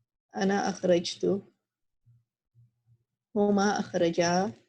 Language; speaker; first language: Arabic; non-native, learner; English